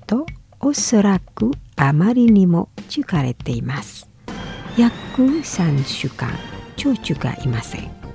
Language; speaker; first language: Japanese; non-native, fluent; Indonesian